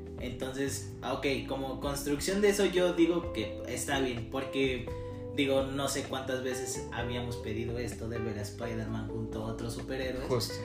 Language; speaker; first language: Spanish; native; Spanish